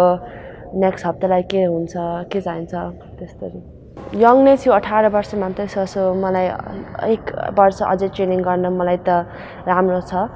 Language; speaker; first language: Nepali; early bilingual, heritage; Nepali